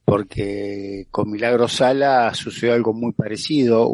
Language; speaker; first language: Spanish; native; Spanish